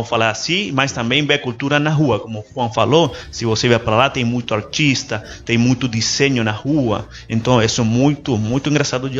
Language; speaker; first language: Portuguese; non-native, learner; Spanish